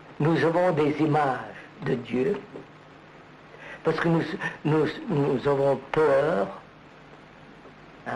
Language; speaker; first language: French; non-native, learner; Telugu